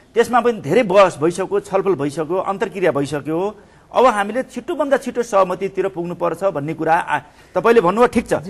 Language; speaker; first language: Nepali; native; Nepali